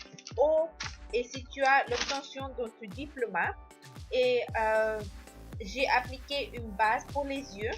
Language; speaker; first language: French; non-native, learner; Spanish